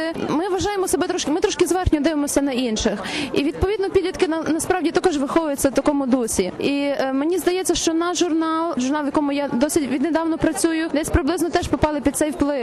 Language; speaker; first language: Ukrainian; native; Ukrainian